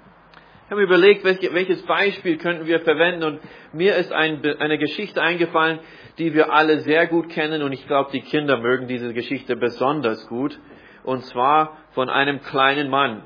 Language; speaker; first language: German; non-native, fluent; English